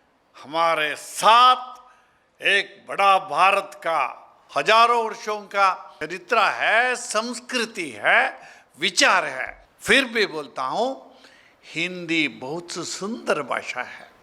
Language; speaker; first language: Hindi; non-native, local second language; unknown